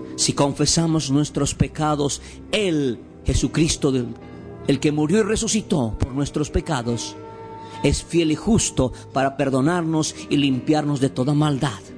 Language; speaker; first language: Spanish; native; Spanish